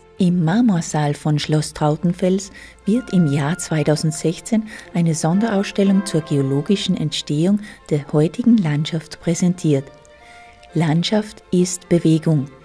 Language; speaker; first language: German; native; German